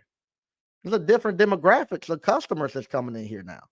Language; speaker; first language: English; native; English